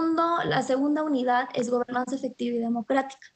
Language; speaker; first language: Spanish; native; Spanish